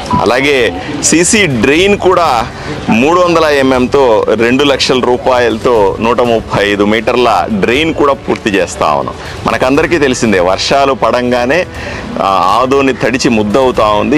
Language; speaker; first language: Telugu; native; Telugu